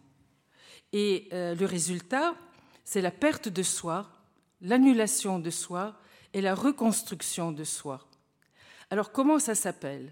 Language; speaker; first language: French; non-native, fluent; Bulgarian